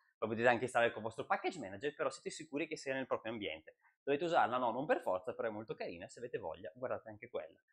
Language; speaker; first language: Italian; native; Italian